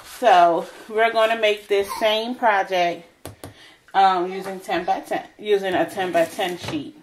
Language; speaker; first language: English; native; English